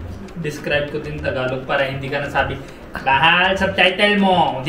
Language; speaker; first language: Filipino; non-native, learner; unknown